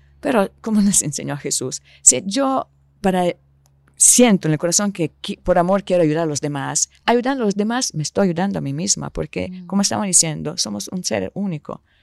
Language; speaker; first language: Spanish; non-native, fluent; Italian